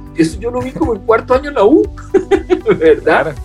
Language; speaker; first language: Spanish; non-native, fluent; French